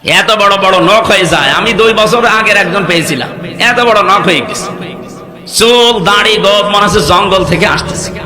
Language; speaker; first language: Bangla; native; Bangla